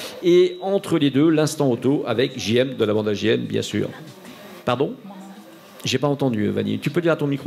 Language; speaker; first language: French; native; French